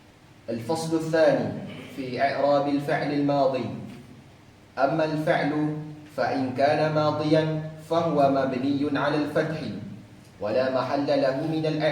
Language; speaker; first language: Arabic; non-native, learner; Malay